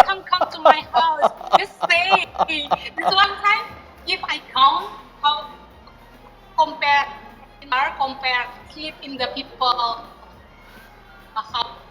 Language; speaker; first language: English; non-native, learner; Indonesian